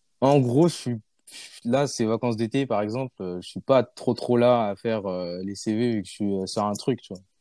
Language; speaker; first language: French; early bilingual, other home language; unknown